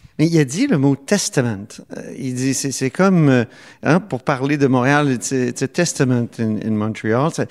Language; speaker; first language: French; native; French